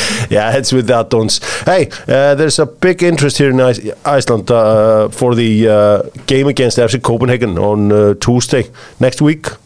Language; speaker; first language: English; non-native, fluent; Icelandic